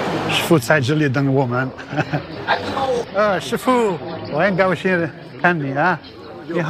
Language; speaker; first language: Chinese; non-native, learner; Italian